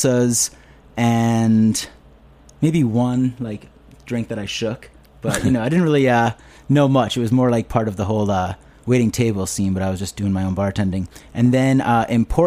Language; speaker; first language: English; native; English